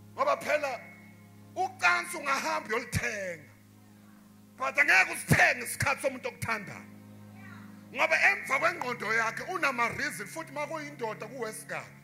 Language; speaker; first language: Zulu; non-native, local second language; Tsonga